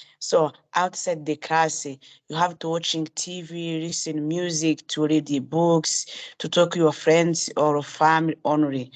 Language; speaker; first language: English; non-native, learner; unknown